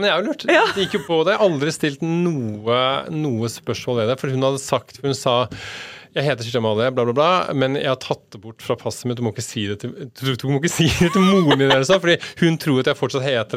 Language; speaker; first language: Norwegian; native; Norwegian